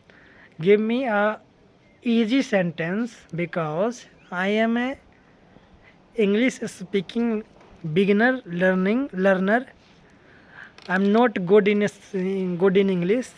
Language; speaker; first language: English; non-native, learner; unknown